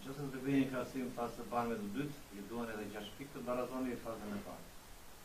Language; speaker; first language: Albanian; native; Albanian